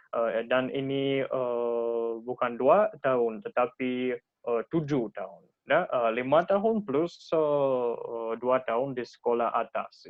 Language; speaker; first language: Indonesian; non-native, learner; Russian